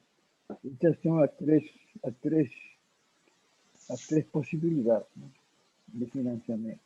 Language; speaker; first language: Portuguese; non-native, fluent; Spanish